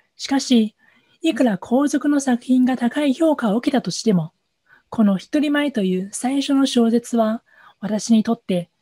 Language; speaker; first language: Japanese; non-native, fluent; Chinese